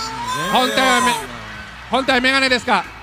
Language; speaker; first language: Japanese; native; Japanese